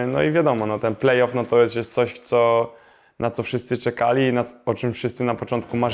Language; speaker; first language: Polish; native; Polish